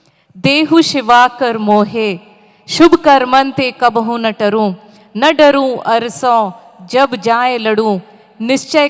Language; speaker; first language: Hindi; native; Hindi